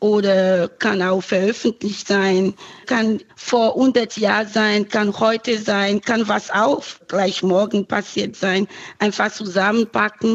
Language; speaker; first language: German; non-native, fluent; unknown